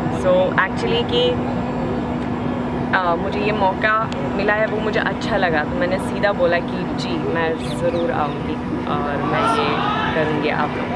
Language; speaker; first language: Hindi; non-native, fluent; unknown